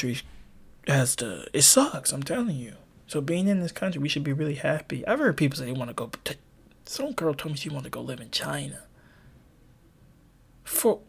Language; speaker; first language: English; native; English